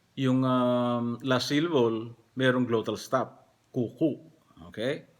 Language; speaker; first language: Filipino; non-native, local second language; Pampanga